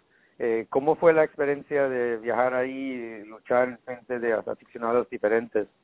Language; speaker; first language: Spanish; non-native, learner; English